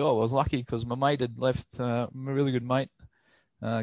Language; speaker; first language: English; native; English